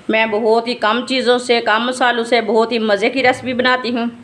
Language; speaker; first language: Hindi; native; Hindi